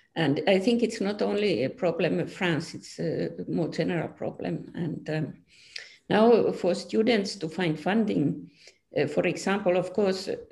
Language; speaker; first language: English; non-native, fluent; Finnish